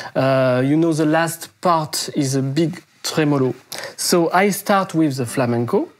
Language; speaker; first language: English; non-native, fluent; French